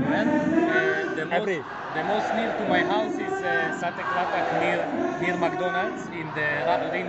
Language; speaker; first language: English; non-native, fluent; Ukrainian